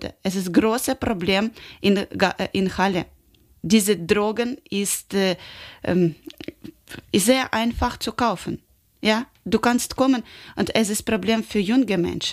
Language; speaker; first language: German; non-native, learner; Ukrainian